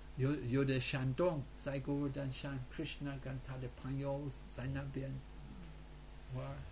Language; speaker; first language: Chinese; non-native, fluent; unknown